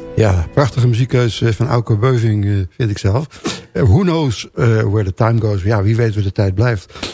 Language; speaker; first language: Dutch; native; Dutch